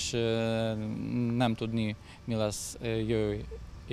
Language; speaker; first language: Hungarian; non-native, local second language; Ukrainian